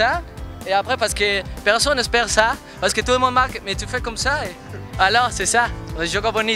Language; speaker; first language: French; non-native, learner; Spanish